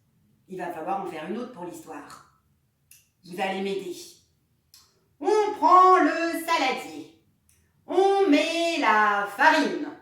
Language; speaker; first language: French; native; French